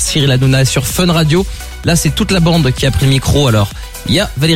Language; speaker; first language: French; native; French